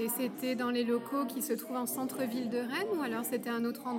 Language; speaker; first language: French; native; French